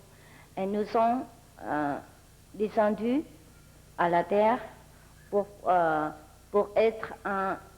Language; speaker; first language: French; non-native, fluent; Vietnamese